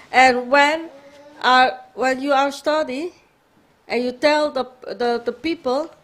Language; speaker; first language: English; non-native, learner; Papiamento